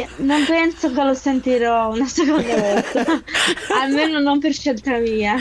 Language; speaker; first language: Italian; non-native, fluent; Greek